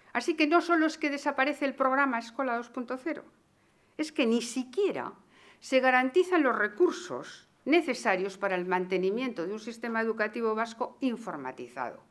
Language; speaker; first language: Spanish; native; Spanish